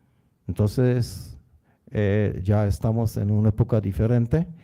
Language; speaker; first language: Spanish; non-native, learner; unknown